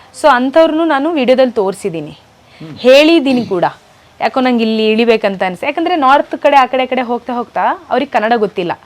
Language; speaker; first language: Kannada; non-native, local second language; Urdu